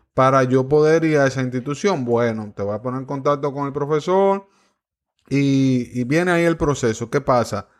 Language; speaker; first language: Spanish; native; Spanish